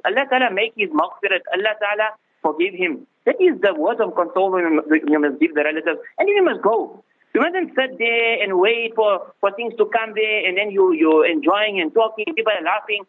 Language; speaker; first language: English; native; English